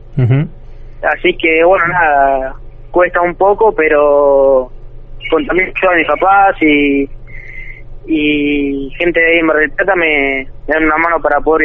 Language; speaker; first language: Spanish; native; Spanish